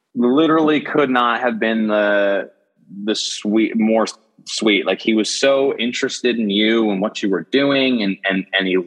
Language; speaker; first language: English; native; English